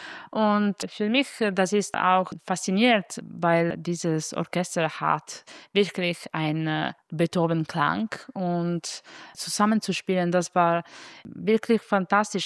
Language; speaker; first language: German; non-native, fluent; Italian